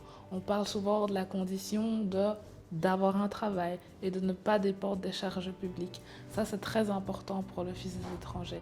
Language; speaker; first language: French; native; French